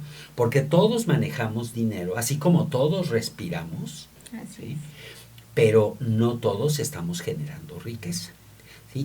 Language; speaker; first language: Spanish; native; Spanish